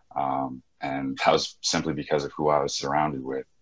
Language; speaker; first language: English; native; English